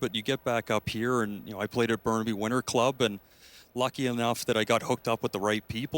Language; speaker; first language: English; native; English